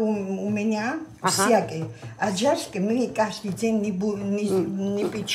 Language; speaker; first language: Russian; non-native, learner; Georgian